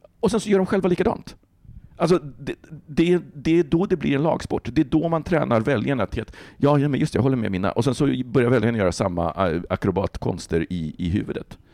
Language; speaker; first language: Swedish; native; Swedish